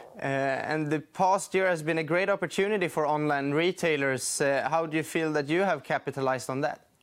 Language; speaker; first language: English; non-native, fluent; Swedish